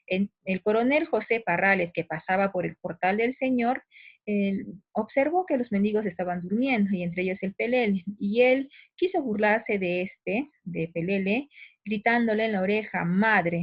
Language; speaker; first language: Spanish; native; Spanish